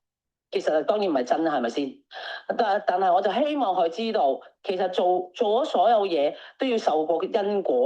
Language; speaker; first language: Cantonese; native; Cantonese